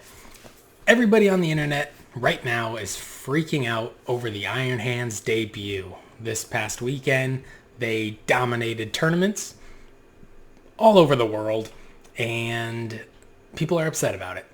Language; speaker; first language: English; native; English